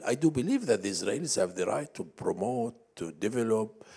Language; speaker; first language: English; non-native, fluent; Arabic